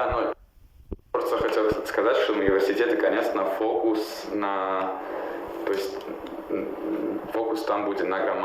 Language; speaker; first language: Russian; non-native, fluent; Italian